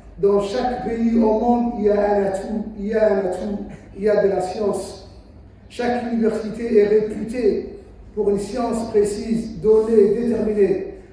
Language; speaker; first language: French; non-native, local second language; Somali